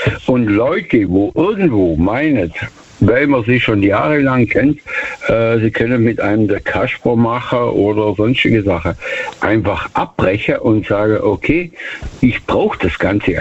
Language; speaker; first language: German; native; German